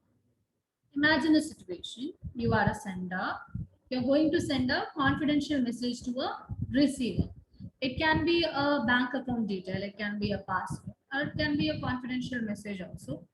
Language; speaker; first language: English; non-native, local second language; Tamil